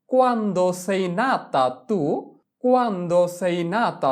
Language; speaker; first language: Italian; non-native, fluent; Bangla